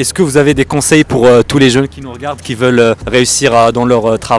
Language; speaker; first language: French; native; French